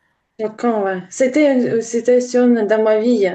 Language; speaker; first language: French; non-native, learner; Ukrainian